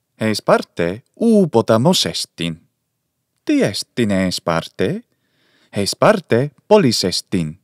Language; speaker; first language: Greek; non-native, fluent; English